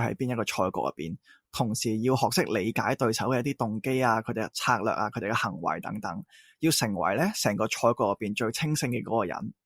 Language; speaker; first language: Cantonese; native; Cantonese